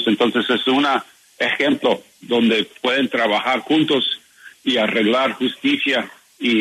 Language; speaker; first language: Spanish; non-native, learner; English